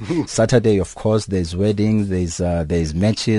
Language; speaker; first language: English; non-native, local second language; Xhosa